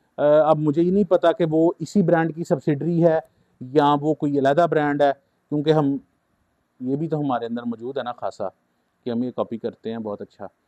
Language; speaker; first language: Urdu; native; Urdu